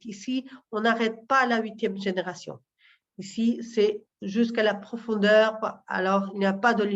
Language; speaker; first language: French; non-native, learner; Portuguese